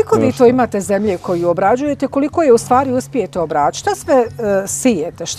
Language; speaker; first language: Croatian; native; Croatian